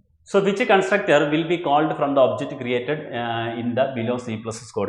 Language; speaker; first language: English; non-native, local second language; Malayalam